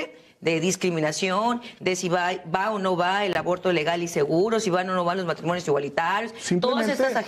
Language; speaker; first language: Spanish; native; Spanish